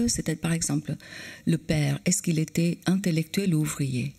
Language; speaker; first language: French; non-native, fluent; Albanian